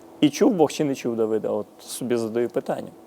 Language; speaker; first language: Ukrainian; native; Ukrainian